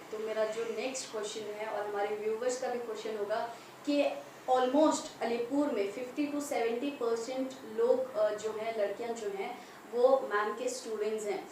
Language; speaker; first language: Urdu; native; Urdu